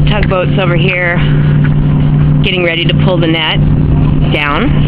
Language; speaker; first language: English; native; English